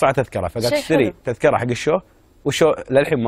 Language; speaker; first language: Arabic; native; Arabic